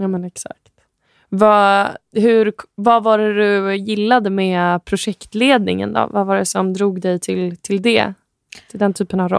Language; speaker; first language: Swedish; native; Swedish